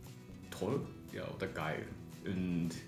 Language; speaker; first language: German; non-native, learner; Japanese